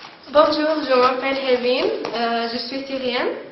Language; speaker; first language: French; non-native, learner; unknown